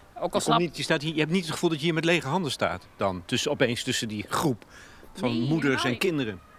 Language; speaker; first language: Dutch; native; Dutch